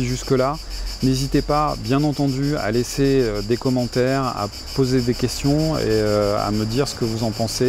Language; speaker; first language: French; native; French